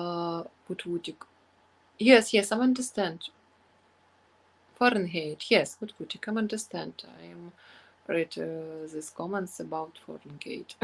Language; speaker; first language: English; non-native, learner; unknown